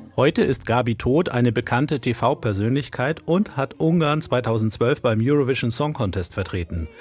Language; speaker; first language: German; native; German